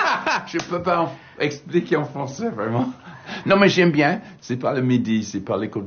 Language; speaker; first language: French; non-native, learner; English